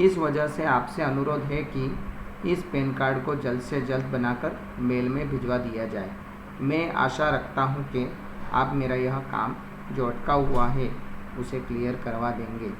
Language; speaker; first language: Hindi; non-native, local second language; Gujarati